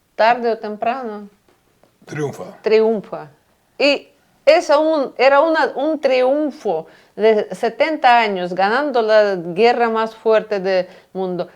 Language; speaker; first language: Spanish; non-native, fluent; Russian